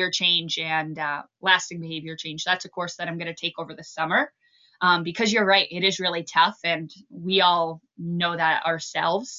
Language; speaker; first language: English; native; English